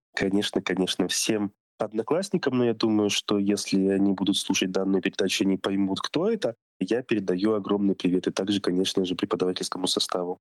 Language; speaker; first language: Russian; native; Russian